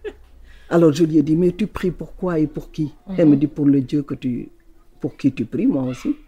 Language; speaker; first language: French; non-native, local second language; Wolof